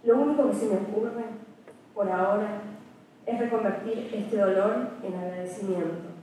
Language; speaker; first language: Spanish; native; Spanish